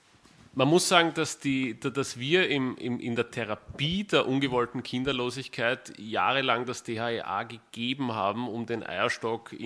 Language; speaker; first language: German; native; German